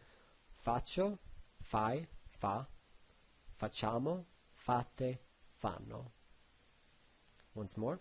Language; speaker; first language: Italian; non-native, learner; English